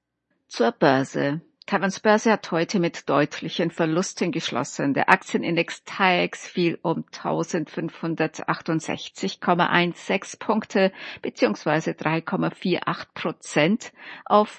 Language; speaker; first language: German; native; German